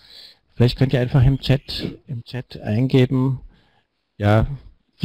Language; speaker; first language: German; native; German